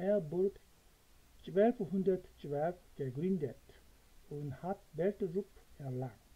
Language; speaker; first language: German; non-native, fluent; Korean